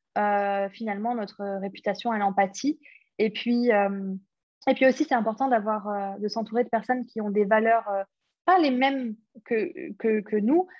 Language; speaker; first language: French; early bilingual, other home language; English